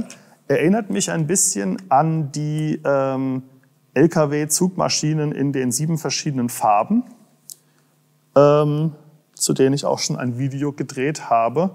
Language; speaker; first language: German; native; German